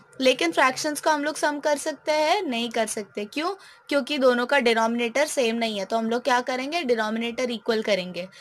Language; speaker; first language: Hindi; non-native, local second language; Marathi